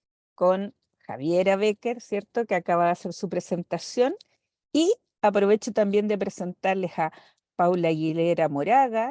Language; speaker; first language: Spanish; native; Spanish